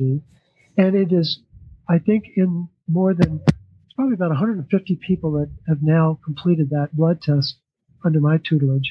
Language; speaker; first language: English; native; English